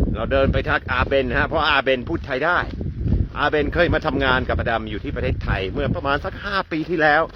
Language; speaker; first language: Thai; non-native, fluent; English